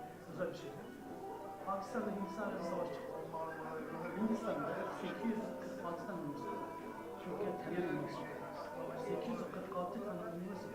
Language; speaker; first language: Turkish; non-native, fluent; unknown